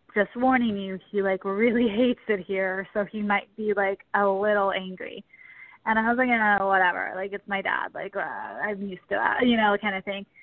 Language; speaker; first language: English; native; English